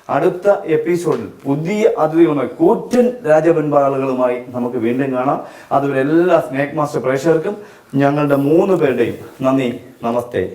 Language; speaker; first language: Malayalam; native; Malayalam